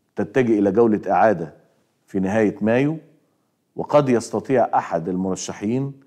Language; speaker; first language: Arabic; native; Arabic